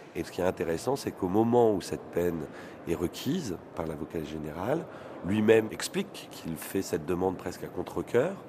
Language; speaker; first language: French; native; French